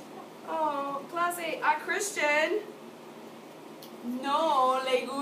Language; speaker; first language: Spanish; non-native, fluent; English